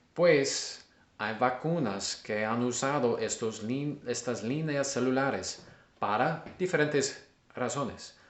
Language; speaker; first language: Spanish; non-native, learner; English